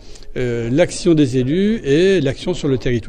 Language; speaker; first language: French; native; French